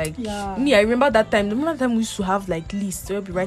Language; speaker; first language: English; non-native, local second language; Igbo